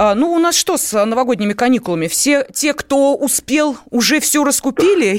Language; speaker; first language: Russian; native; Russian